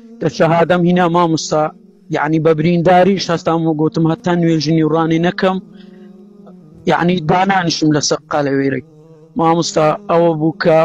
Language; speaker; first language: Central Kurdish; native; Central Kurdish